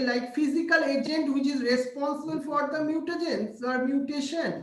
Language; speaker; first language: English; non-native, local second language; Bangla